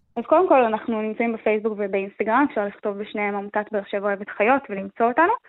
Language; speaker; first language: Hebrew; native; Hebrew